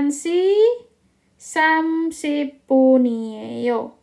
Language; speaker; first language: Korean; non-native, fluent; Indonesian